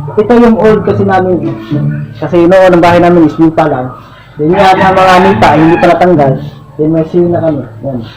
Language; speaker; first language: Filipino; non-native, local second language; Cebuano